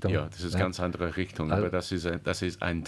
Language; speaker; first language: German; non-native, learner; English